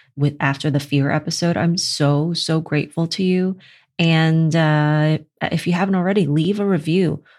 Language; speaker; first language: English; native; English